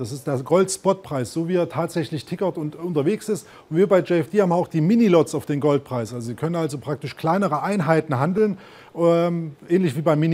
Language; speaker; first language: German; native; German